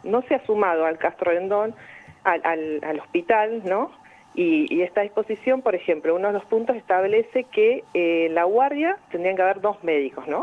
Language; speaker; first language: Spanish; native; Spanish